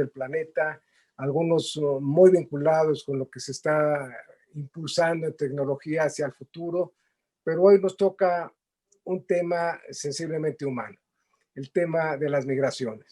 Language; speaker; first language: Spanish; native; Spanish